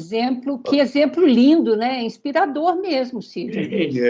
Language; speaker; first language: Portuguese; native; Portuguese